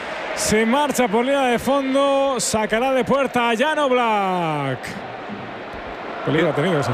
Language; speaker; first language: Spanish; native; Spanish